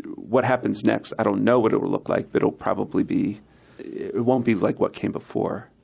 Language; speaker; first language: English; native; English